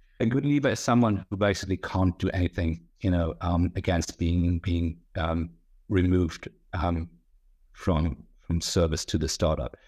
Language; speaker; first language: English; non-native, fluent; German